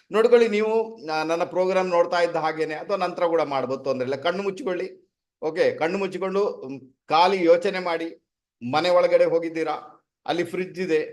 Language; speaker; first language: Kannada; non-native, local second language; Tulu